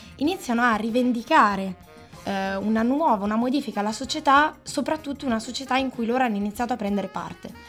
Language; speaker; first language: Italian; native; Italian